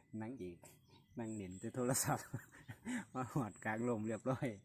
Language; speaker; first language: Thai; non-native, local second language; Lao